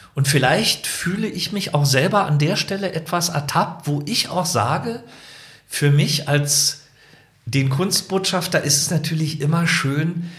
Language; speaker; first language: German; native; German